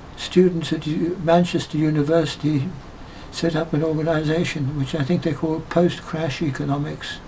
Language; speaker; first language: English; native; English